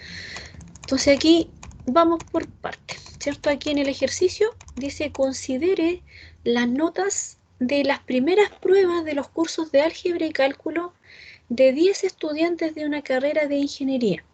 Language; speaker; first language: Spanish; native; Spanish